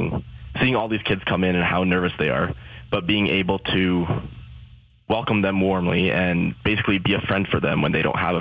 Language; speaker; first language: English; native; English